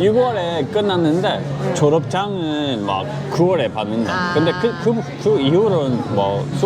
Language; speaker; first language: Korean; non-native, fluent; English